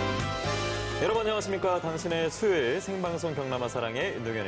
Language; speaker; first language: Korean; native; Korean